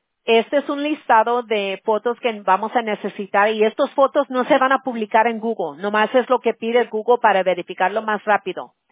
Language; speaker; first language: Spanish; early bilingual, heritage; Spanish